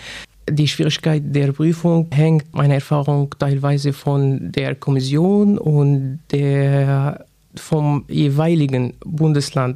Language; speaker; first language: German; non-native, fluent; Arabic